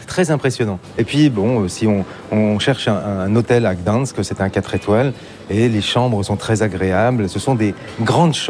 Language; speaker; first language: French; native; French